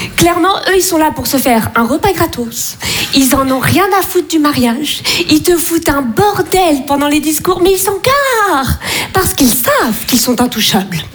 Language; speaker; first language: French; native; French